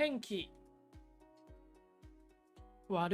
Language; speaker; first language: Japanese; non-native, learner; English